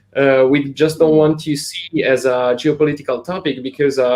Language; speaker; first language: English; non-native, fluent; Italian